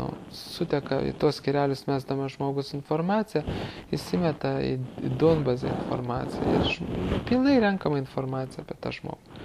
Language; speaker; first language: Lithuanian; native; Lithuanian